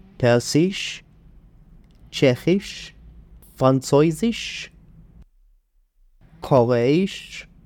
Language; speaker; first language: German; non-native, learner; Hebrew